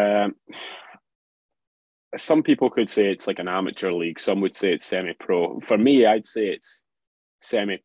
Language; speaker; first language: English; native; English